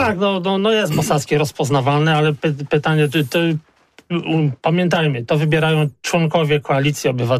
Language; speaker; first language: Polish; native; Polish